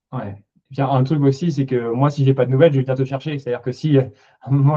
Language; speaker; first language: French; native; French